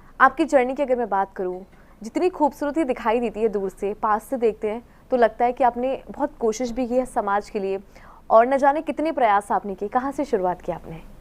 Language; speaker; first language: Hindi; native; Hindi